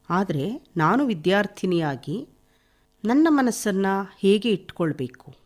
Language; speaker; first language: Kannada; native; Kannada